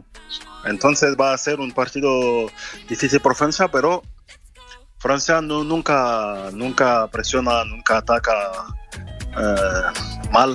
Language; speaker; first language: Spanish; non-native, learner; French